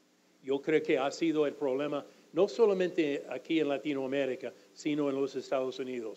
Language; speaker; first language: Spanish; non-native, fluent; English